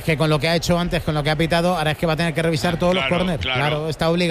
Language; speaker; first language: Spanish; native; Spanish